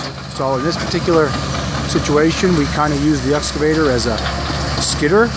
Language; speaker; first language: English; native; English